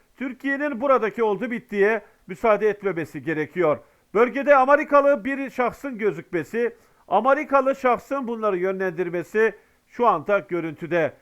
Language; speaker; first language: Turkish; native; Turkish